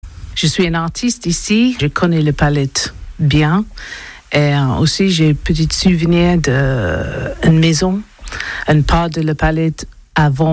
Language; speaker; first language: French; non-native, learner; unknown